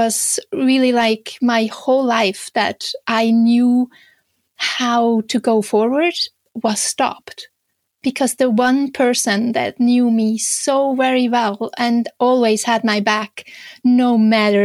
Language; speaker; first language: English; non-native, fluent; Swiss German